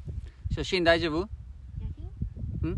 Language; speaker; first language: Japanese; non-native, learner; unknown